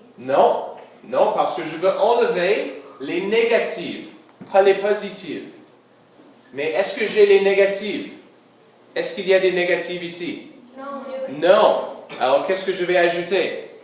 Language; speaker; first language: French; non-native, local second language; English